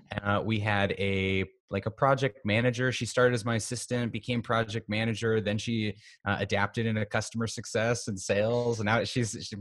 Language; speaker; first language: English; native; English